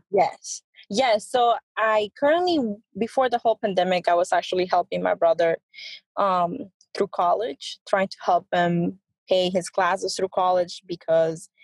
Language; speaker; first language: English; early bilingual, other home language; Spanish